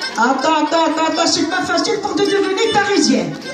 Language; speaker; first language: French; non-native, learner; Arabic